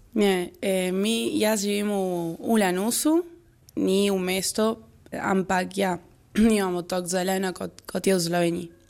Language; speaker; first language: Slovenian; early bilingual, heritage; Slovenian